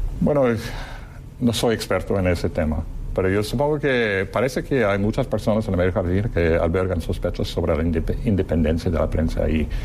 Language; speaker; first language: Spanish; non-native, fluent; English